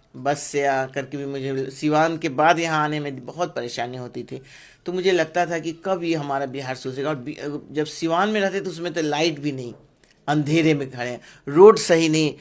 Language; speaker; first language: Hindi; non-native, local second language; Bangla